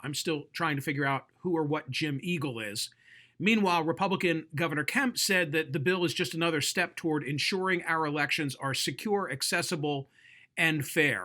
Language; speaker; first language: English; native; English